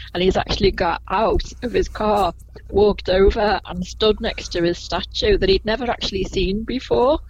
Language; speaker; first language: English; native; English